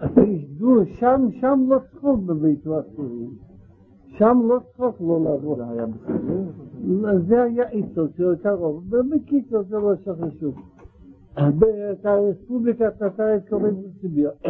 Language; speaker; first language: Hebrew; non-native, learner; Russian